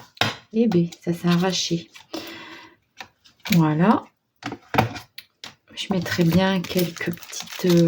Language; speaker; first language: French; native; French